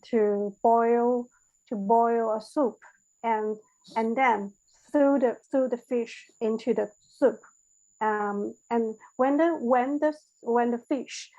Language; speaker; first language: English; non-native, learner; Chinese